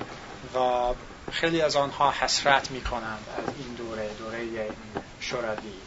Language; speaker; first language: Tajik; non-native, learner; English